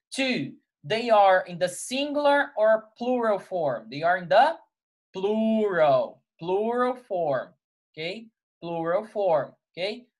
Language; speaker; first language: English; non-native, fluent; Portuguese